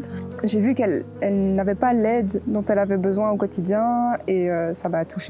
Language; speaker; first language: French; native; French